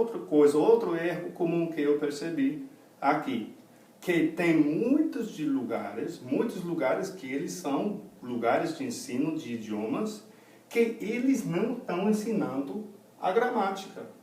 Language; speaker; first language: Portuguese; non-native, fluent; English